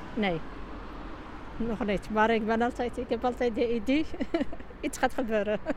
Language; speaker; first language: Dutch; non-native, learner; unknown